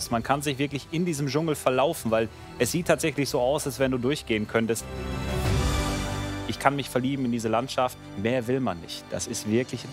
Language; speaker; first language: German; native; German